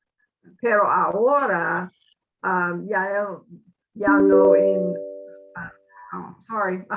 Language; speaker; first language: Spanish; non-native, learner; English